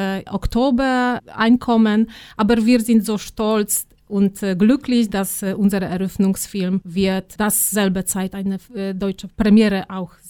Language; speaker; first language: German; non-native, fluent; Polish